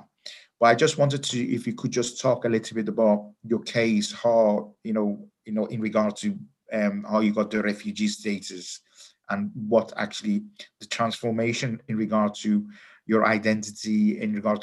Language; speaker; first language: English; non-native, fluent; Persian